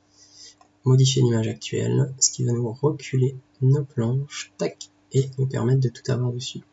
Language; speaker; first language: French; native; French